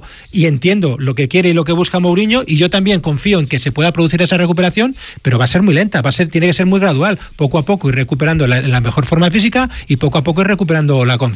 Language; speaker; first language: Spanish; native; Spanish